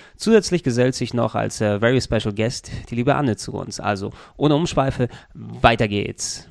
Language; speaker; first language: German; native; German